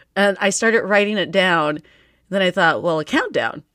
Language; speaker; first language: English; native; English